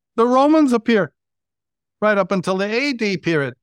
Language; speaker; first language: English; native; English